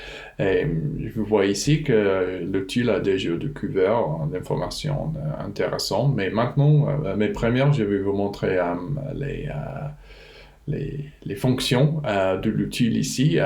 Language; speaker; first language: French; non-native, fluent; English